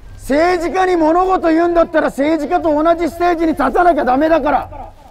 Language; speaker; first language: Japanese; native; Japanese